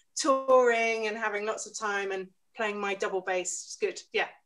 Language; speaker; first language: English; native; English